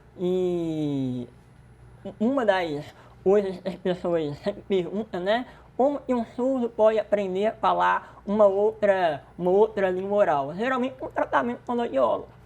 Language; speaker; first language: Portuguese; non-native, local second language; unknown